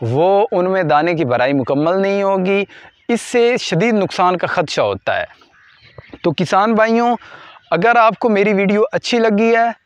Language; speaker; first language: Urdu; non-native, local second language; Punjabi